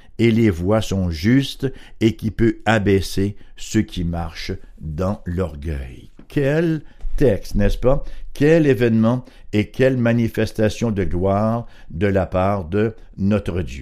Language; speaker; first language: French; native; French